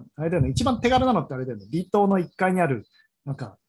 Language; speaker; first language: Japanese; native; Japanese